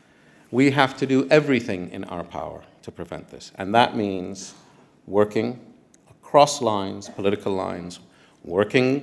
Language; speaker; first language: English; non-native, fluent; Arabic